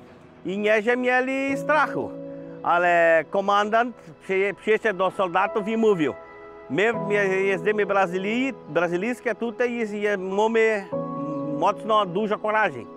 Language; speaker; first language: Polish; early bilingual, heritage; Polish